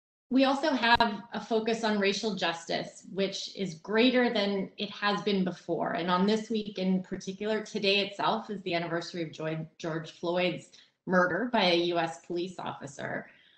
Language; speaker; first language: English; native; English